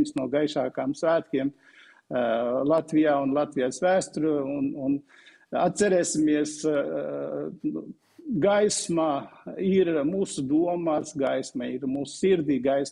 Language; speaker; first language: Latvian; non-native, fluent; Uzbek